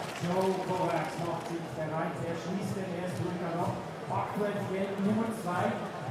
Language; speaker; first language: German; native; German